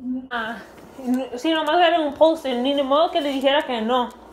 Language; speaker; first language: Spanish; native; Spanish